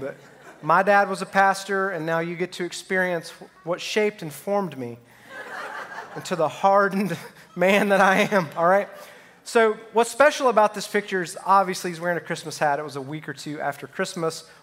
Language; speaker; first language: English; native; English